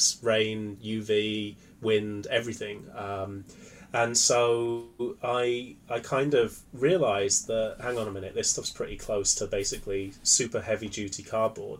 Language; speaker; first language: English; native; English